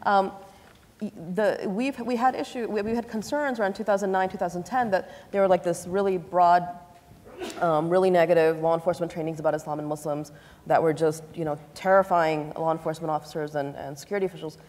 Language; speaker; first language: English; native; English